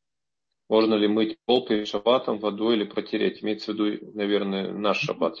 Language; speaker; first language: Russian; native; Russian